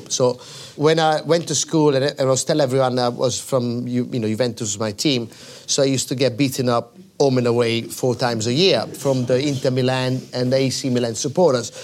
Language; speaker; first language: English; non-native, fluent; Italian